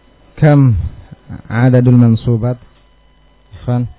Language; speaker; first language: Arabic; non-native, fluent; Indonesian